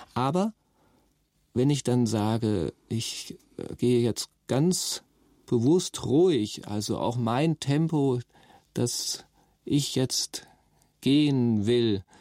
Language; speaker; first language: German; native; German